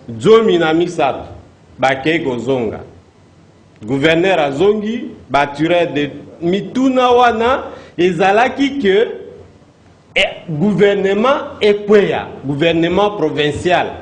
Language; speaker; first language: Lingala; non-native, local second language; Mongo